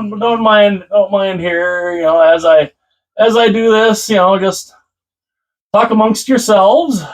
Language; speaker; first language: English; native; English